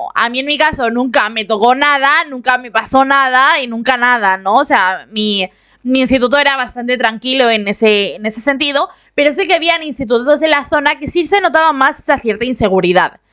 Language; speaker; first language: Spanish; native; Spanish